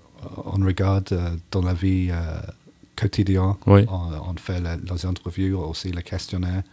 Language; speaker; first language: French; non-native, learner; English